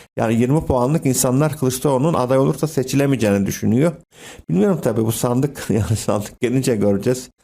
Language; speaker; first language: Turkish; native; Turkish